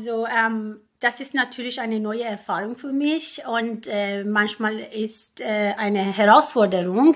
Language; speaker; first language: German; non-native, fluent; Persian